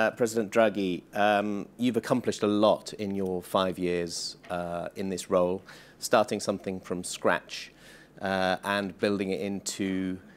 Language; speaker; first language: English; native; English